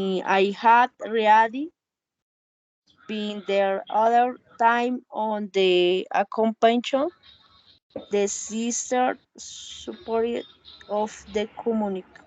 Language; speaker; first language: English; non-native, learner; Spanish